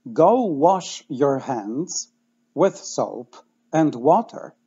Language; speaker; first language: English; non-native, fluent; Polish